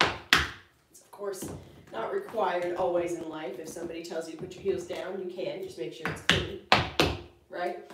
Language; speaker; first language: English; native; English